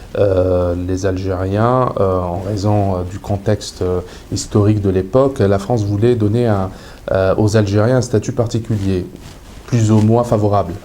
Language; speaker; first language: French; non-native, local second language; Arabic